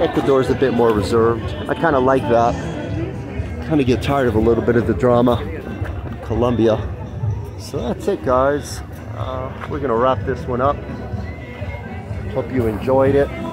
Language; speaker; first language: English; native; English